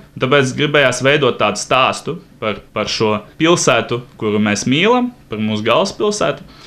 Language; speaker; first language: Latvian; non-native, local second language; Russian